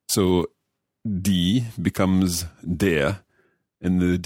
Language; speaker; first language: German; non-native, learner; English